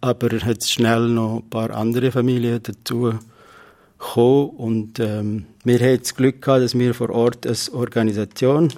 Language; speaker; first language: German; non-native, fluent; Kurdish